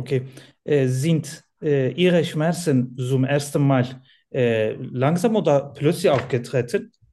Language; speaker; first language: German; non-native, learner; Turkish